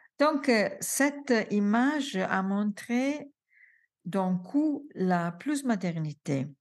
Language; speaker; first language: French; non-native, fluent; Italian